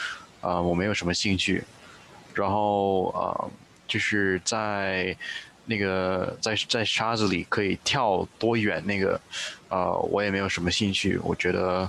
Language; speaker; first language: Chinese; early bilingual, heritage; Chinese